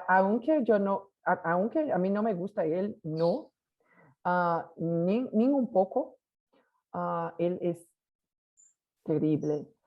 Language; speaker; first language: Spanish; non-native, learner; Portuguese